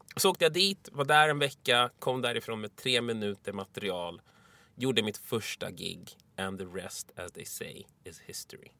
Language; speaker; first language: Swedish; native; Swedish